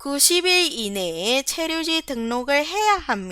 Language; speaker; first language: Korean; non-native, fluent; Indonesian